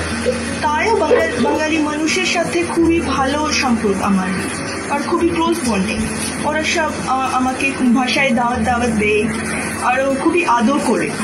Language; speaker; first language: Bangla; non-native, fluent; Urdu